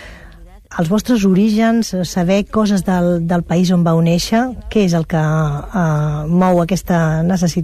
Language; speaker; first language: Catalan; native; Catalan